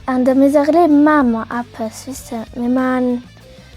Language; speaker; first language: German; non-native, local second language; Luxembourgish